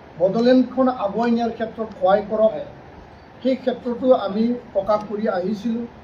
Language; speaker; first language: Assamese; non-native, local second language; Bodo